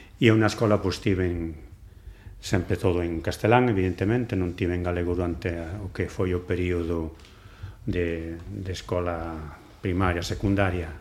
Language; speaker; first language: Galician; non-native, local second language; Spanish